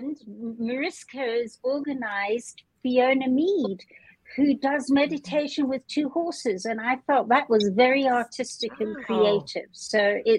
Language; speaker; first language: English; native; English